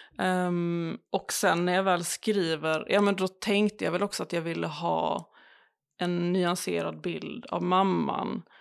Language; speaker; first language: Swedish; native; Swedish